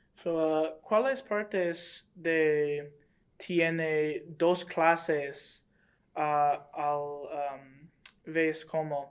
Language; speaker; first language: Spanish; non-native, learner; English